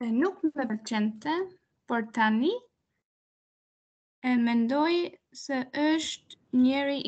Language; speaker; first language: Albanian; non-native, learner; Norwegian